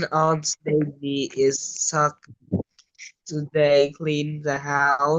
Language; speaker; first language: English; non-native, learner; Vietnamese